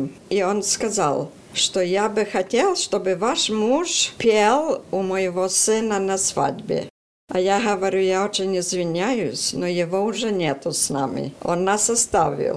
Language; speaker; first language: Russian; early bilingual, heritage; Russian